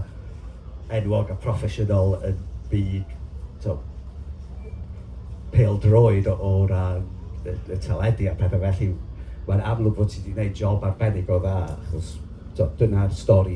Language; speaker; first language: Welsh; native; Welsh